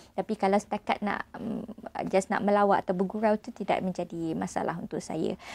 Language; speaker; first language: Malay; non-native, local second language; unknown